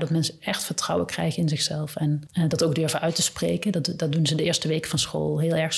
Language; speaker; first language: Dutch; native; Dutch